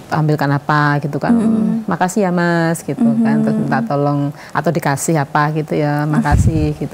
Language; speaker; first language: Indonesian; native; Indonesian